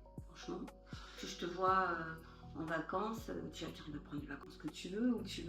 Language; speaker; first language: French; native; French